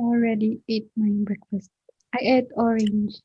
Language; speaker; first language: English; non-native, learner; Indonesian